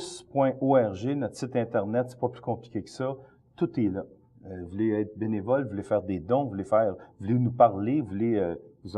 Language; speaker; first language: French; native; French